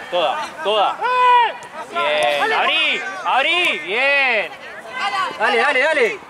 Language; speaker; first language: Spanish; native; Spanish